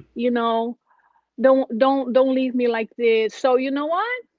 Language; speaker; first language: English; non-native, fluent; Portuguese